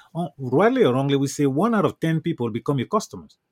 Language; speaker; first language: English; non-native, local second language; French